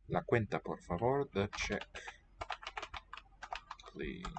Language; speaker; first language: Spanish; non-native, learner; English